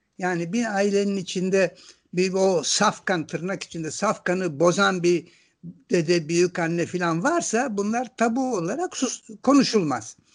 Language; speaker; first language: Turkish; non-native, local second language; Greek